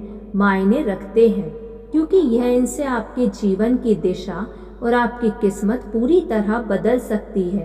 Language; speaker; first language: Hindi; native; Hindi